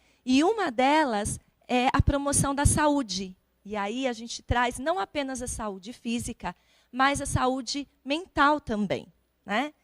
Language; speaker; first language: Portuguese; native; Portuguese